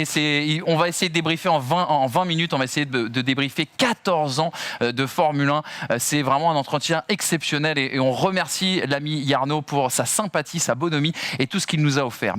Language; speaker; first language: French; native; French